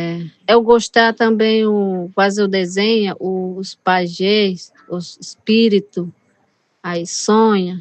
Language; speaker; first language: Portuguese; non-native, local second language; Yanomámi